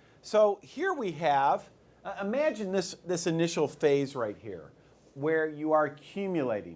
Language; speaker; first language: English; native; English